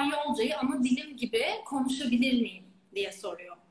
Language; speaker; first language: Turkish; native; Turkish